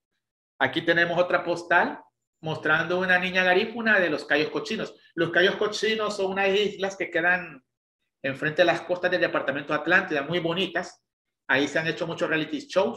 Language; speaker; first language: Spanish; native; Spanish